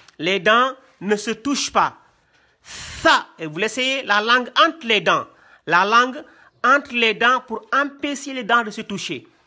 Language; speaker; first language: French; non-native, local second language; Wolof